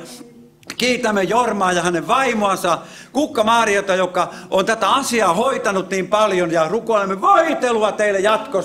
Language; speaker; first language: Finnish; native; Finnish